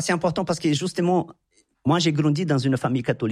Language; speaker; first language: French; non-native, fluent; Portuguese